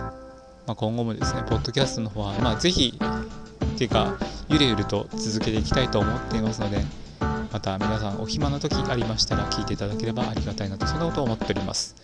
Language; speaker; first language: Japanese; native; Japanese